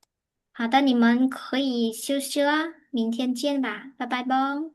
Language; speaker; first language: Chinese; non-native, fluent; Khmer